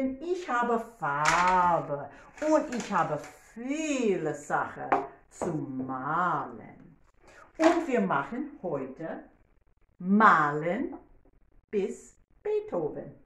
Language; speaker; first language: German; non-native, learner; English